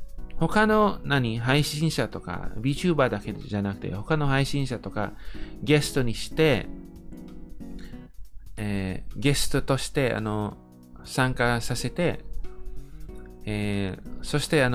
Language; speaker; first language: Japanese; non-native, fluent; English